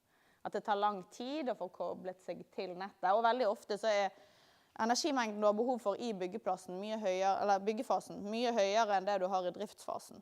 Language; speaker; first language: Norwegian; native; Norwegian